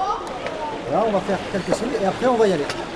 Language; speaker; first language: French; native; French